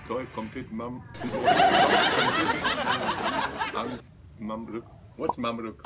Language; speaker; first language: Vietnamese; non-native, learner; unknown